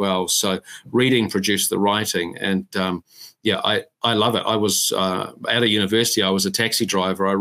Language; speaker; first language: English; native; English